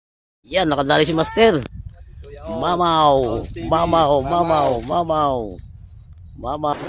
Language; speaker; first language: Filipino; native; Filipino